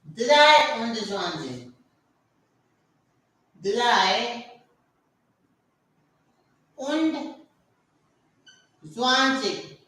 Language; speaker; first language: German; non-native, learner; Hindi